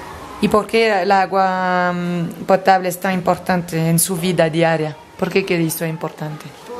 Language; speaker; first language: Spanish; non-native, learner; French